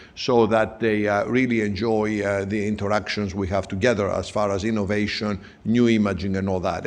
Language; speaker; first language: English; non-native, fluent; Greek